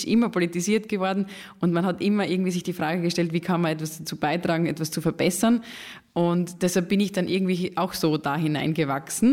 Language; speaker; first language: German; native; German